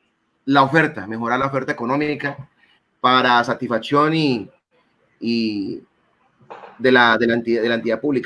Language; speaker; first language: Spanish; native; Spanish